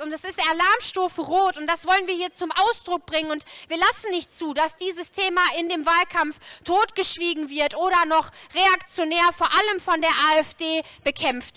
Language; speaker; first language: German; native; German